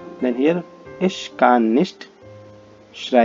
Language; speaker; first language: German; non-native, fluent; Hindi